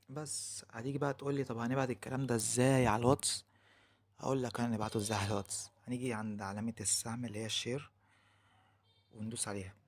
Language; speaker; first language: Arabic; native; Arabic